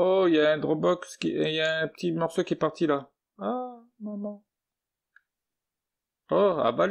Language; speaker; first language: French; native; French